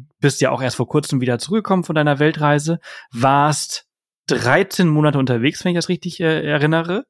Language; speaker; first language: German; early bilingual, heritage; German